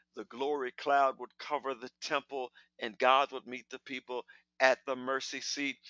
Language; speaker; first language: English; native; English